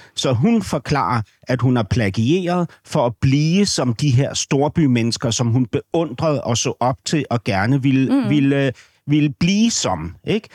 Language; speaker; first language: Danish; native; Danish